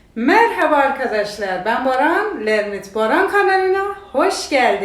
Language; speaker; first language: Turkish; non-native, fluent; Persian